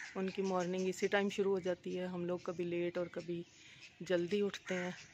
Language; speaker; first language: Urdu; native; Urdu